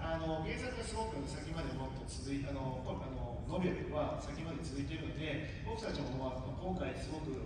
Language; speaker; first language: Japanese; native; Japanese